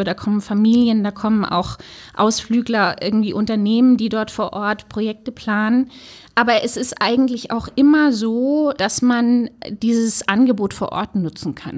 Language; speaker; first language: German; native; German